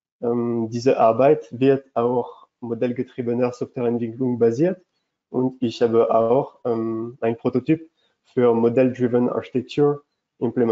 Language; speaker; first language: German; non-native, fluent; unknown